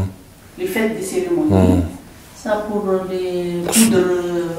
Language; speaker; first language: French; non-native, local second language; Arabic